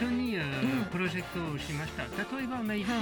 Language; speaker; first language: Japanese; non-native, fluent; French